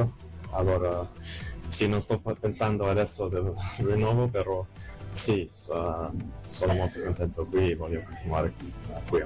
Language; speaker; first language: Italian; non-native, fluent; English